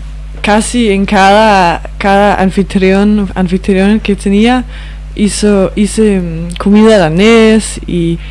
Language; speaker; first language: Spanish; non-native, fluent; Danish